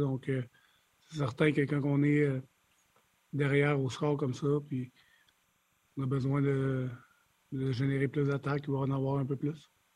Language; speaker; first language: French; native; French